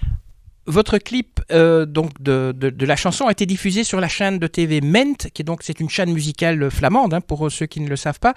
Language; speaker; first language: French; native; French